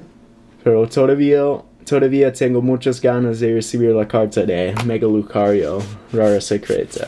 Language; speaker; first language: Spanish; non-native, learner; English